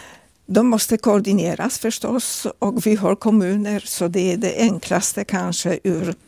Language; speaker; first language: Swedish; non-native, fluent; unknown